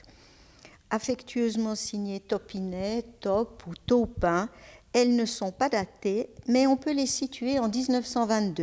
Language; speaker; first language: French; native; French